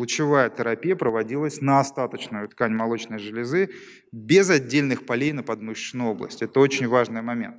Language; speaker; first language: Russian; native; Russian